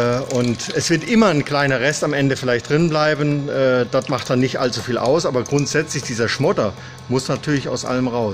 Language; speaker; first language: German; native; German